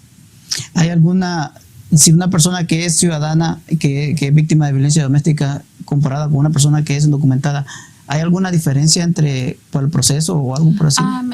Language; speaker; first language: Spanish; native; Spanish